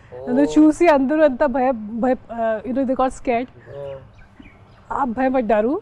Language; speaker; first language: Telugu; non-native, fluent; Hindi